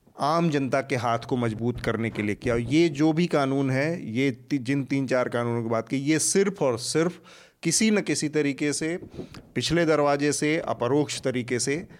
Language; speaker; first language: Hindi; native; Hindi